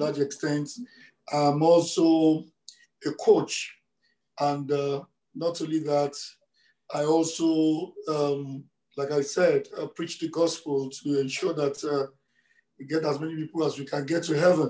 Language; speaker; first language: English; non-native, local second language; Yoruba